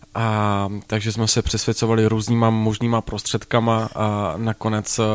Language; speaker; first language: Czech; native; Czech